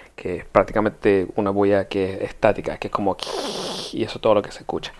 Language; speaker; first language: Spanish; early bilingual, heritage; Spanish